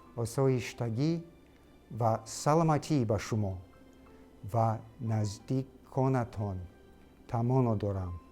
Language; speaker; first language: Tajik; non-native, learner; English